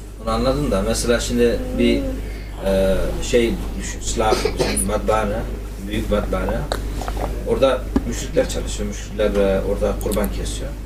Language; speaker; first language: Turkish; early bilingual, heritage; Turkish